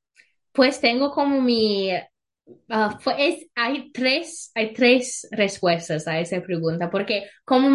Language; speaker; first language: Spanish; non-native, learner; English